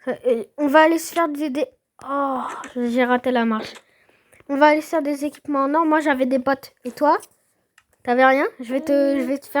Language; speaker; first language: French; native; French